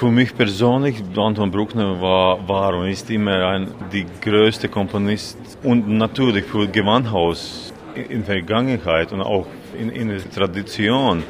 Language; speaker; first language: German; non-native, learner; Latvian